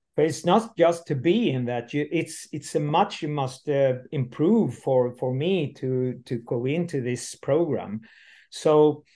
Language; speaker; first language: English; non-native, learner; Swedish